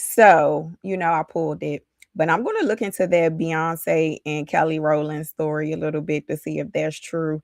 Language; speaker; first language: English; native; English